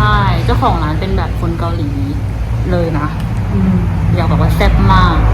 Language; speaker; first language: Thai; native; Thai